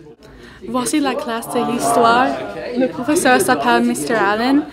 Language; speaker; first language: French; non-native, learner; English